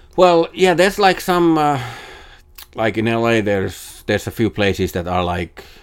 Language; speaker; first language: English; non-native, fluent; Finnish